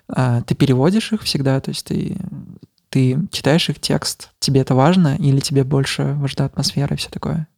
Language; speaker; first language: Russian; native; Russian